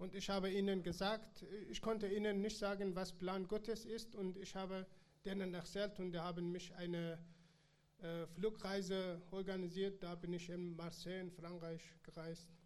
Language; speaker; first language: German; non-native, learner; Persian